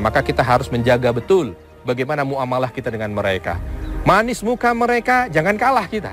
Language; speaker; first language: Indonesian; native; Indonesian